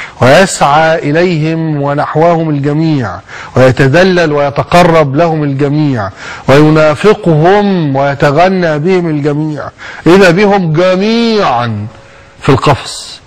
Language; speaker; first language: Arabic; native; Arabic